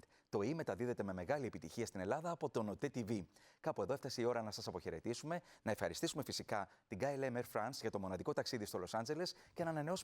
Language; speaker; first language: Greek; native; Greek